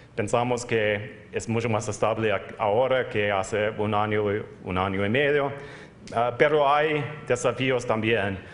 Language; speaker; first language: Spanish; non-native, fluent; English